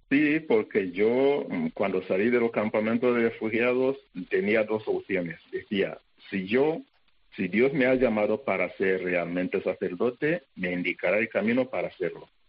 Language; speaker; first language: Spanish; non-native, fluent; Kinyarwanda